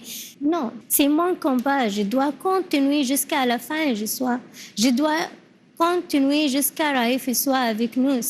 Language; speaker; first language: French; non-native, learner; Arabic